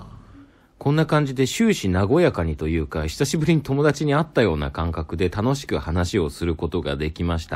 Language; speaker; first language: Japanese; native; Japanese